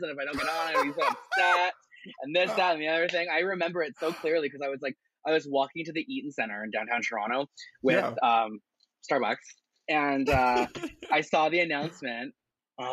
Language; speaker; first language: English; native; English